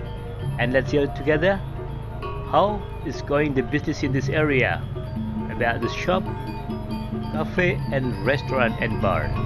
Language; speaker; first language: English; non-native, fluent; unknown